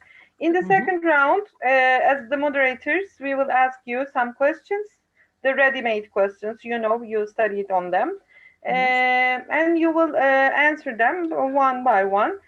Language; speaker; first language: English; non-native, fluent; Turkish